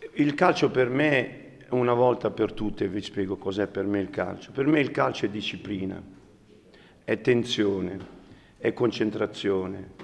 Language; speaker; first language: Italian; native; Italian